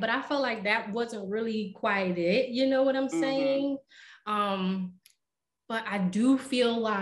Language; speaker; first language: English; native; English